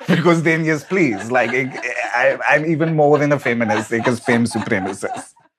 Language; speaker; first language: English; non-native, local second language; Afrikaans